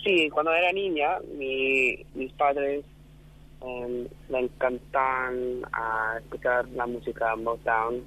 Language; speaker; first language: Spanish; non-native, fluent; English